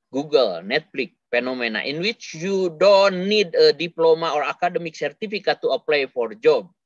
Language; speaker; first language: English; non-native, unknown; Indonesian